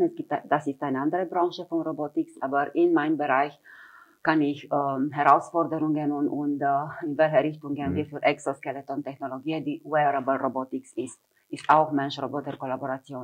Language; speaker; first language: German; non-native, fluent; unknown